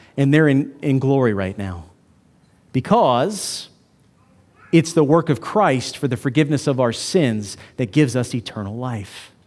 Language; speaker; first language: English; native; English